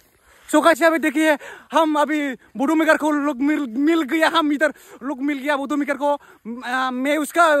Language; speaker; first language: Hindi; non-native, local second language; Bodo